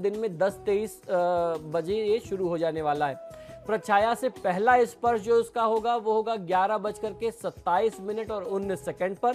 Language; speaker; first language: Hindi; native; Hindi